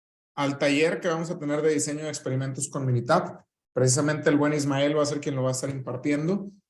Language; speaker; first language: Spanish; native; Spanish